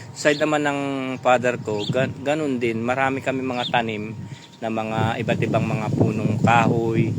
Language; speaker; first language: Filipino; non-native, local second language; Pampanga